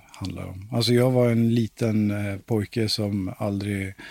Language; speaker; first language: Swedish; native; Swedish